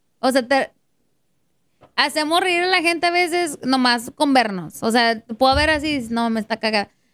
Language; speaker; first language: Spanish; early bilingual, heritage; Spanish